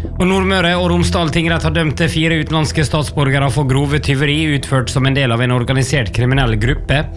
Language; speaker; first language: Norwegian; native; Norwegian